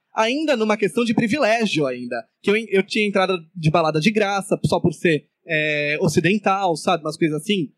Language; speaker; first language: Portuguese; native; Portuguese